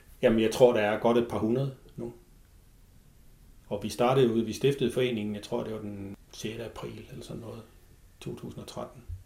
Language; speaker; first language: Danish; native; Danish